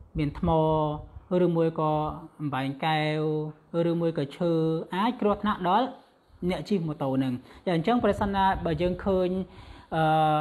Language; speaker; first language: Khmer; non-native, local second language; Western Cham